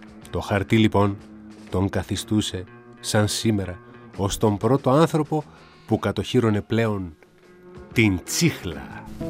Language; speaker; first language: Greek; native; Greek